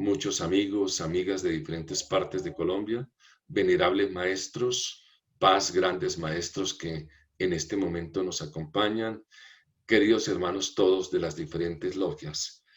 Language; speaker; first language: Spanish; native; Spanish